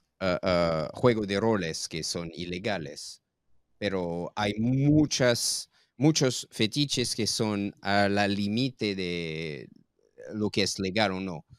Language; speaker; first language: Spanish; non-native, fluent; English